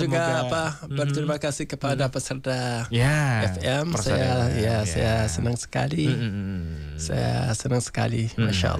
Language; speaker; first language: Indonesian; non-native, learner; Hausa